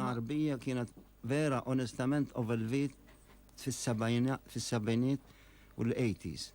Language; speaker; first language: Maltese; non-native, fluent; Arabic